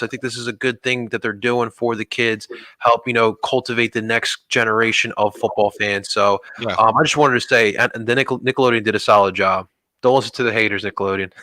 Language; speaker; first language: English; native; English